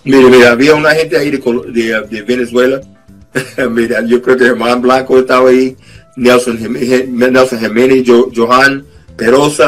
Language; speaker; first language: Spanish; non-native, fluent; English